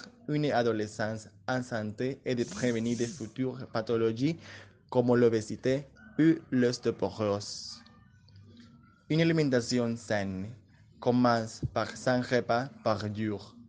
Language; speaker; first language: French; non-native, learner; Spanish